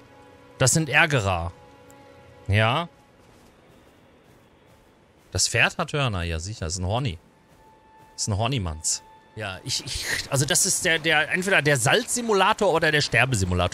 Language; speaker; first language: German; native; German